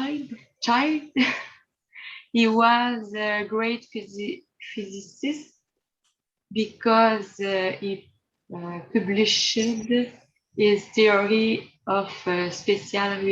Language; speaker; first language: English; non-native, learner; French